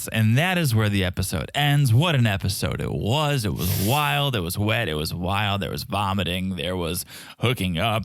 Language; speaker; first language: English; native; English